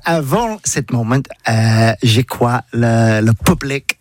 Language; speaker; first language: French; non-native, learner; English